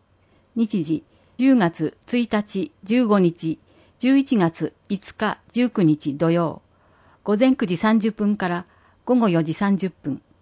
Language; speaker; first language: Japanese; native; Japanese